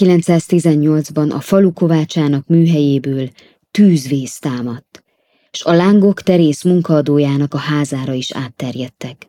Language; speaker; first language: Hungarian; native; Hungarian